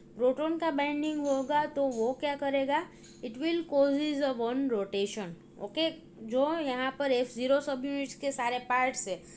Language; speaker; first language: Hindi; non-native, local second language; Gujarati